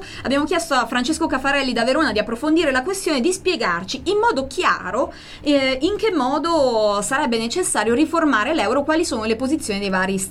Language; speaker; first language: Italian; native; Italian